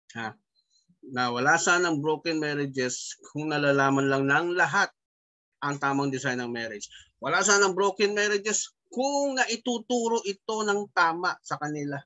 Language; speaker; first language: Filipino; native; Filipino